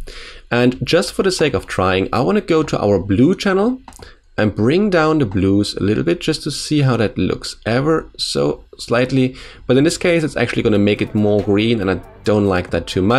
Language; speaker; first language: English; non-native, fluent; German